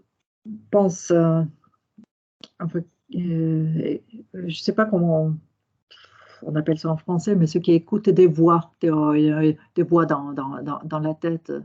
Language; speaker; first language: French; non-native, fluent; Norwegian